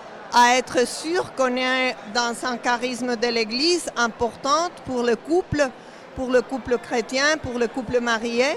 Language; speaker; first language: French; non-native, fluent; Spanish